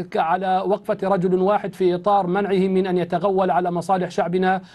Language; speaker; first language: Arabic; native; Arabic